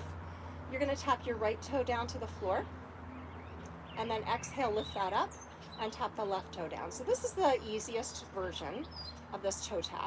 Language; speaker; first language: English; native; English